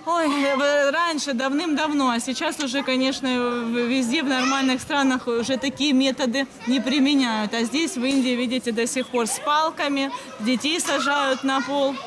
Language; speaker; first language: Russian; native; Russian